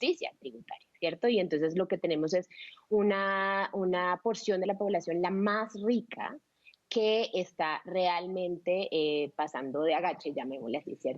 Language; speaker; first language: Spanish; native; Spanish